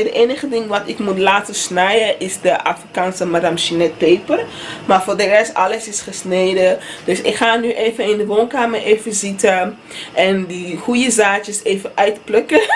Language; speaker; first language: Dutch; non-native, fluent; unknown